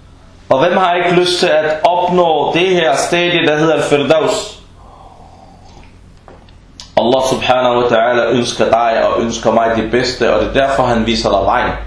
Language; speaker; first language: Danish; early bilingual, other home language; Arabic